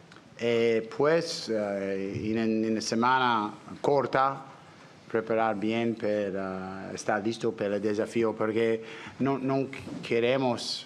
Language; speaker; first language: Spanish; non-native, learner; English